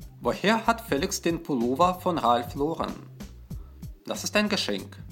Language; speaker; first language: German; non-native, fluent; Russian